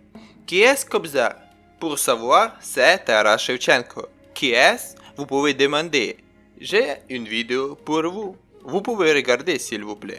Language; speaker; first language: French; non-native, learner; Ukrainian